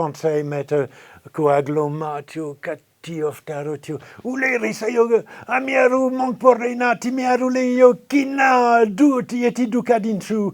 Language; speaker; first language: Nepali; non-native, fluent; French